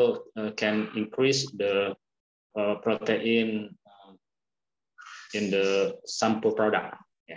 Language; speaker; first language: English; non-native, learner; Indonesian